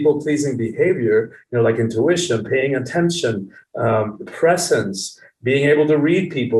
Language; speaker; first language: English; early bilingual, other home language; Spanish